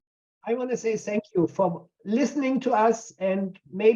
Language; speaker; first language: English; non-native, fluent; German